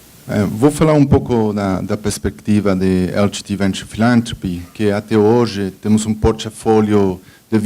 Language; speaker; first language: Portuguese; non-native, fluent; Spanish